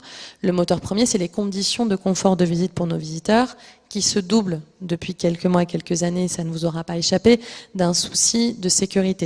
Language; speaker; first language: French; native; French